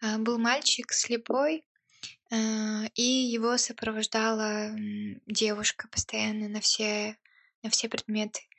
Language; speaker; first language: Russian; early bilingual, heritage; Russian